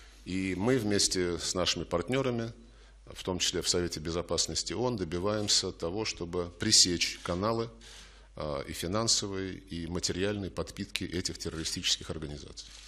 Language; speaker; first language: Russian; native; Russian